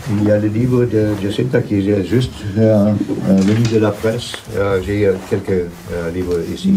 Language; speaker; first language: French; non-native, fluent; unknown